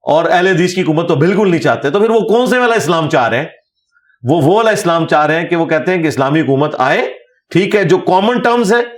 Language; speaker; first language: Urdu; non-native, local second language; Punjabi